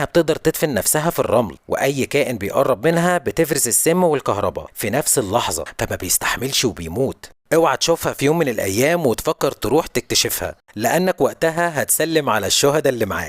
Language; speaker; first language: Arabic; native; Arabic